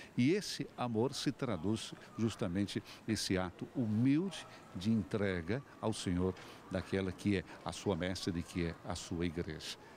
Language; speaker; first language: Portuguese; native; Portuguese